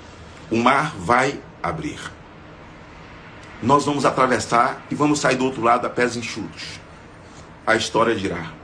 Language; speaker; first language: Portuguese; native; Portuguese